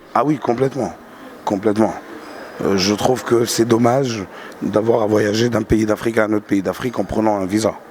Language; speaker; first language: French; non-native, local second language; Arabic